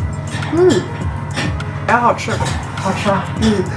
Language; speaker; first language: Chinese; early bilingual, heritage; Chinese